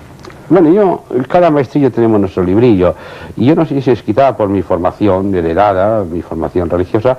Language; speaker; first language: Spanish; native; Spanish